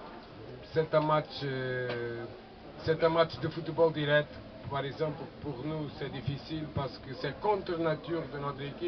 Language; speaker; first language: French; non-native, fluent; Portuguese